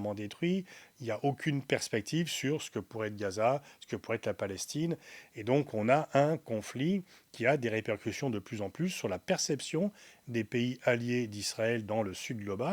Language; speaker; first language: French; native; French